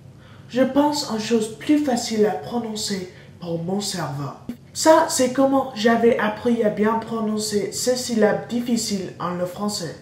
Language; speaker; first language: French; non-native, learner; English